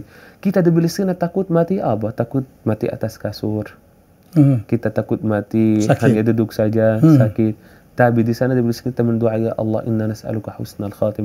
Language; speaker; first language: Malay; non-native, fluent; Arabic